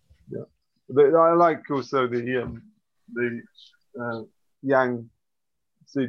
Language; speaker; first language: English; native; English